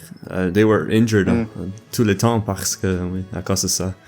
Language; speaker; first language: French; non-native, learner; English